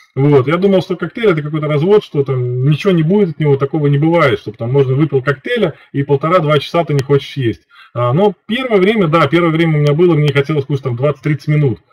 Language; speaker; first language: Russian; native; Russian